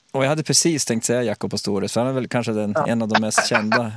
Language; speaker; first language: Swedish; native; Swedish